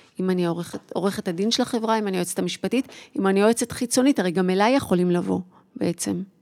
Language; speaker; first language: Hebrew; native; Hebrew